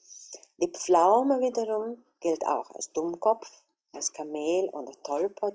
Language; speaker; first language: German; non-native, fluent; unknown